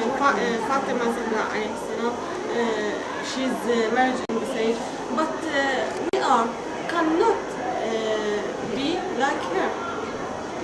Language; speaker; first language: English; non-native, learner; Arabic